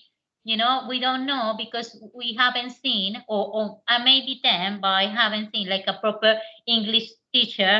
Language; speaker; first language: English; non-native, learner; Spanish